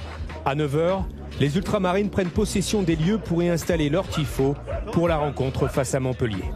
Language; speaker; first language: French; native; French